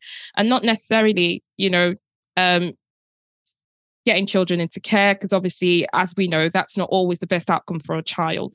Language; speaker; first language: English; non-native, local second language; Yoruba